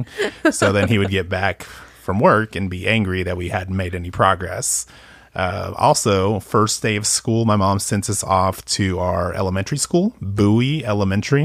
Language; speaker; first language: English; early bilingual, other home language; Spanish